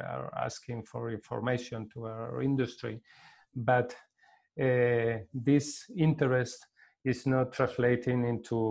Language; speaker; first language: English; non-native, learner; Spanish